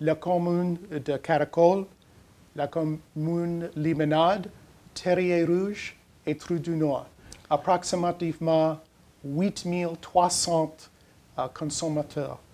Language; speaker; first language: French; non-native, learner; English